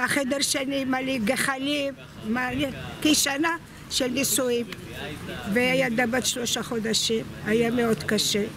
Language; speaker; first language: Hebrew; non-native, fluent; Arabic